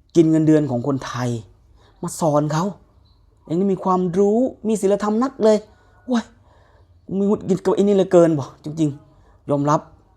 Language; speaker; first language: Thai; native; Thai